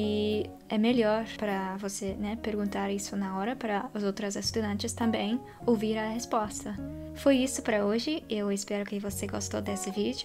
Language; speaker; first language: Portuguese; non-native, fluent; Dutch